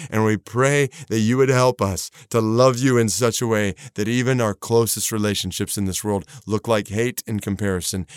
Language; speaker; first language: English; native; English